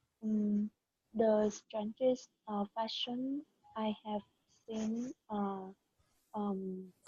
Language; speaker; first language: English; non-native, learner; Vietnamese